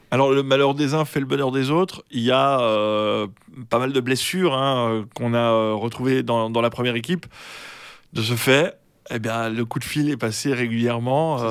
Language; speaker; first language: French; native; French